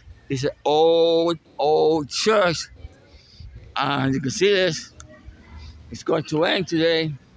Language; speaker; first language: English; non-native, fluent; Spanish